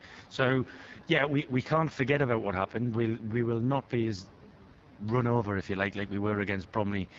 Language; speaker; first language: English; native; English